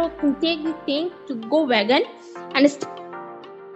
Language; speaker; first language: English; non-native, local second language; Hindi